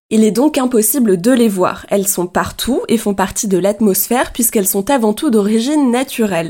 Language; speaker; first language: French; native; French